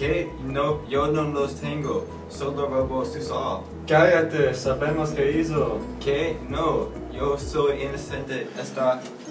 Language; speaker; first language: Spanish; non-native, learner; English